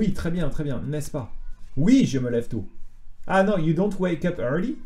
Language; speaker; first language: French; native; French